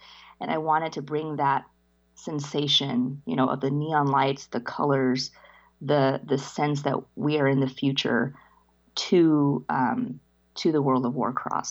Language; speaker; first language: English; early bilingual, other home language; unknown